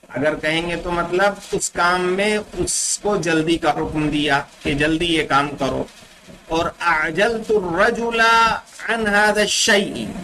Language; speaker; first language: Urdu; native; Urdu